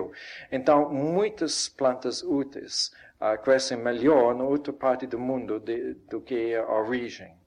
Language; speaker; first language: Portuguese; non-native, fluent; English